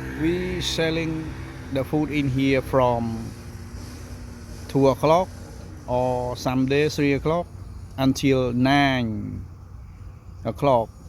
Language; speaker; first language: English; non-native, learner; Khmer